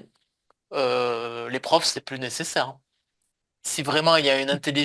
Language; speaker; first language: French; native; French